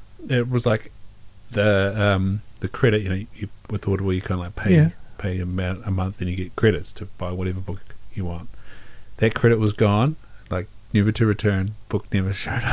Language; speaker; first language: English; native; English